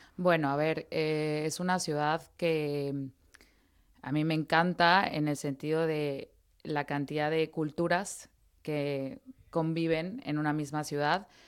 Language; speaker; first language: Spanish; native; Spanish